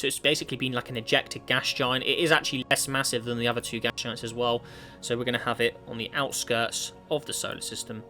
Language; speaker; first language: English; native; English